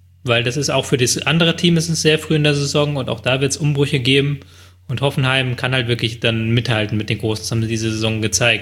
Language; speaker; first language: German; native; German